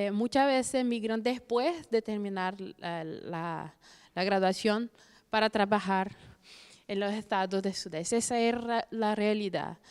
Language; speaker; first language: Spanish; non-native, fluent; Portuguese